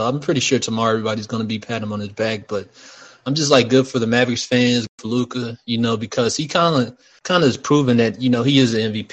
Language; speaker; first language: English; native; English